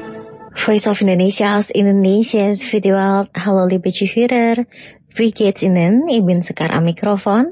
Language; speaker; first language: German; non-native, fluent; Indonesian